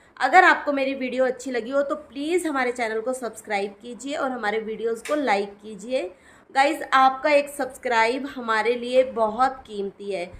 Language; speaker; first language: Hindi; native; Hindi